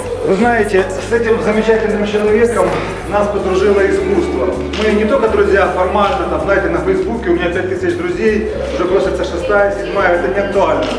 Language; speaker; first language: Russian; native; Russian